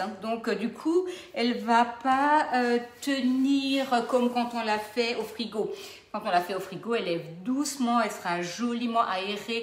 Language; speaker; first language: French; native; French